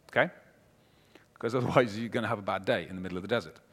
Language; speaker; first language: English; native; English